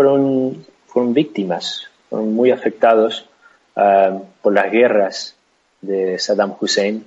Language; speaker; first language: Spanish; non-native, fluent; English